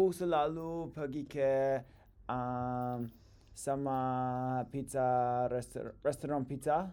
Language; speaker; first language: Indonesian; non-native, learner; English